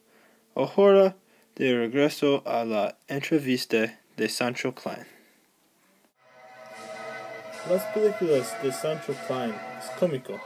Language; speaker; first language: Spanish; non-native, learner; English